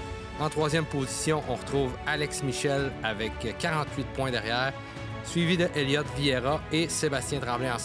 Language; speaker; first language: French; native; French